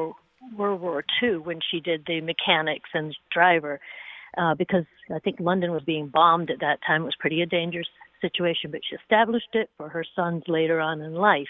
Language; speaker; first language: English; native; English